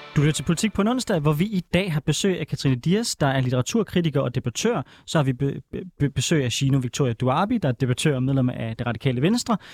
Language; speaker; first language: Danish; native; Danish